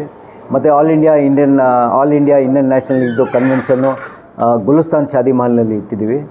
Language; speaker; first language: Kannada; non-native, local second language; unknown